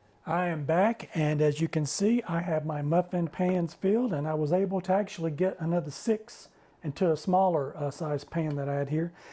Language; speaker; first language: English; native; English